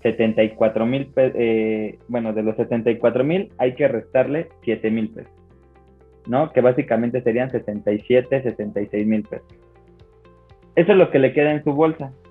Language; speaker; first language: Spanish; native; Spanish